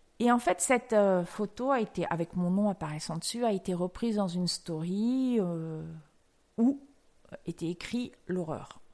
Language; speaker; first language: French; native; French